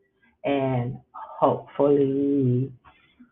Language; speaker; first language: English; non-native, fluent; Spanish